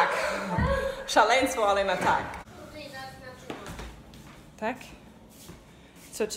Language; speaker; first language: Polish; early bilingual, heritage; Polish